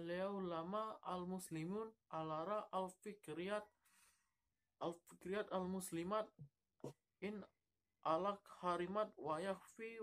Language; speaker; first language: Arabic; non-native, learner; Indonesian